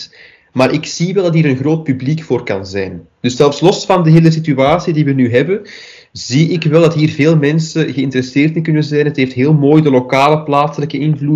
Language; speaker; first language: Dutch; native; Dutch